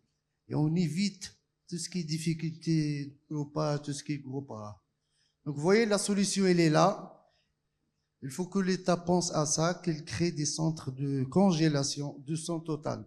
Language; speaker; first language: French; non-native, local second language; Arabic